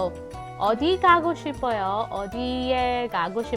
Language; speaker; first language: Korean; non-native, fluent; Filipino